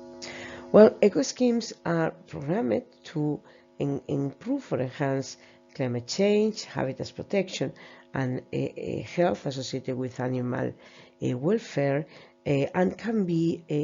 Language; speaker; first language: English; non-native, fluent; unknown